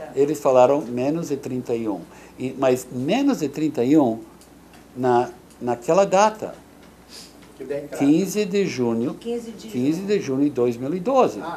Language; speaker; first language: Portuguese; non-native, fluent; English